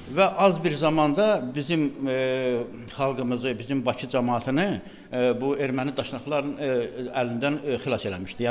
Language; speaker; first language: Azerbaijani; native; Azerbaijani